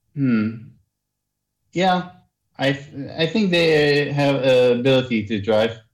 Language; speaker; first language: English; non-native, learner; Arabic